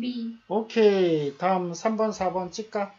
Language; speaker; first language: Korean; non-native, fluent; Indonesian